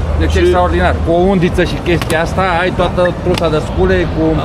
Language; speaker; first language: Romanian; native; Romanian